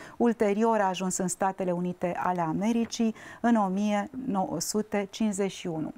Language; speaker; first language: Romanian; native; Romanian